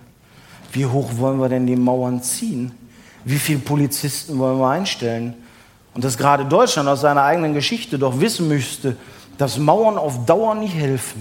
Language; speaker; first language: German; native; German